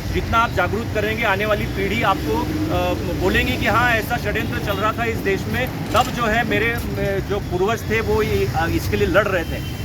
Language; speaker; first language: Hindi; native; Hindi